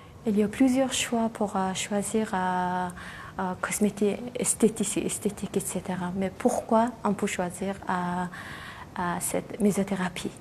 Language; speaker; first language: French; non-native, learner; Mongolian